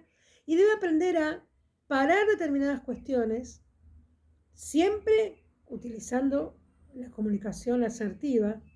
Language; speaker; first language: Spanish; native; Spanish